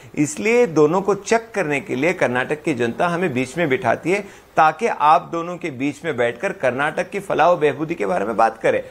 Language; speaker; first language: Hindi; non-native, local second language; Kannada